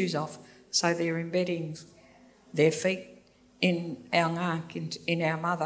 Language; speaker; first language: English; native; English